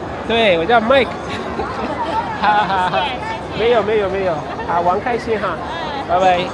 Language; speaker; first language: Chinese; non-native, fluent; English